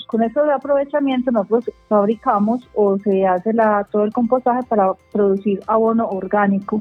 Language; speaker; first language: Spanish; native; Spanish